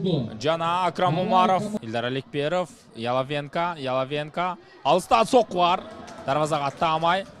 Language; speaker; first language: Kyrgyz; native; Kyrgyz